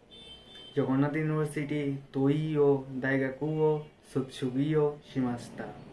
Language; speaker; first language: Japanese; non-native, learner; Bangla